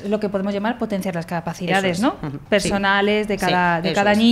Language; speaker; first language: Spanish; native; Spanish